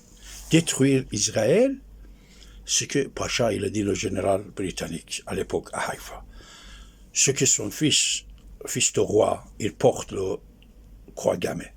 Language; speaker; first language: French; non-native, fluent; Persian